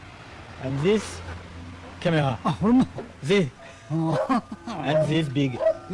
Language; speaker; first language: English; non-native, learner; French